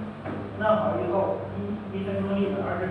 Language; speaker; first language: Chinese; native; Chinese